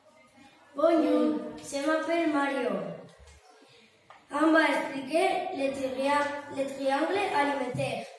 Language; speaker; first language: French; non-native, learner; Spanish